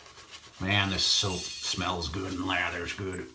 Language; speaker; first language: English; native; English